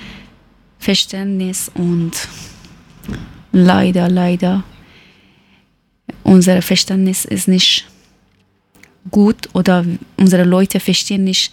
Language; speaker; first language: German; non-native, learner; Persian